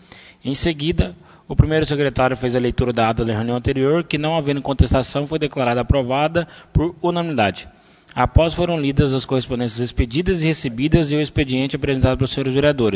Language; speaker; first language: Portuguese; native; Portuguese